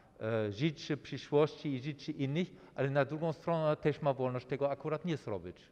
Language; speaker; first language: Polish; non-native, fluent; German